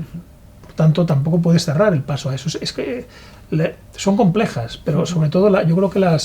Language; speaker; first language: Spanish; native; Spanish